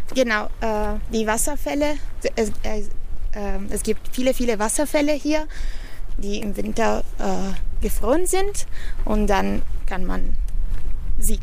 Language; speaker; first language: German; non-native, fluent; Italian